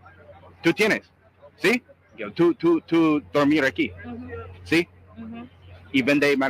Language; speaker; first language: Spanish; non-native, learner; English